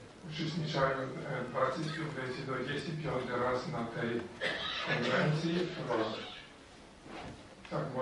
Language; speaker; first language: Polish; non-native, learner; Ukrainian